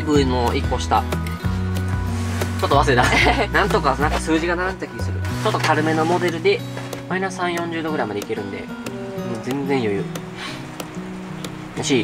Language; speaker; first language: Japanese; native; Japanese